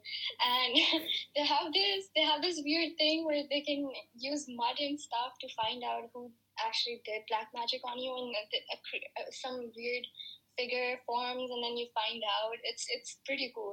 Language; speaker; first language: English; non-native, local second language; Urdu